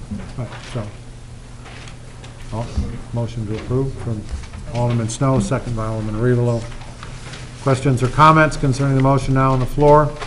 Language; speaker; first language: English; native; English